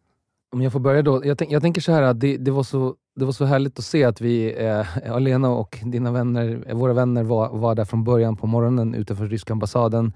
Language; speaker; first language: Swedish; early bilingual, other home language; Russian